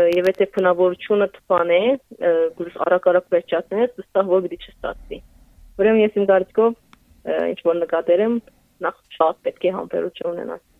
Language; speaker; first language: Armenian; early bilingual, heritage; Armenian